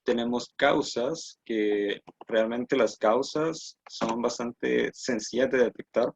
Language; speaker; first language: Spanish; native; Spanish